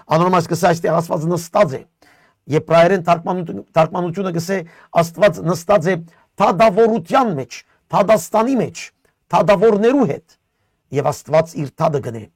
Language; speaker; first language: Armenian; early bilingual, heritage; Armenian